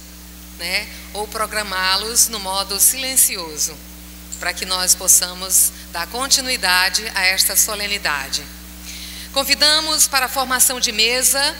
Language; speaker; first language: Portuguese; native; Portuguese